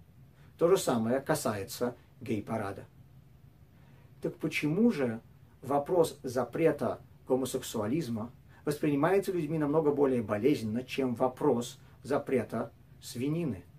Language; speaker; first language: Russian; native; Russian